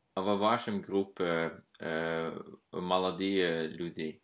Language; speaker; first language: Russian; non-native, fluent; Norwegian